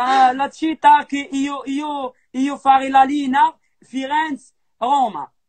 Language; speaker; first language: Italian; non-native, learner; Arabic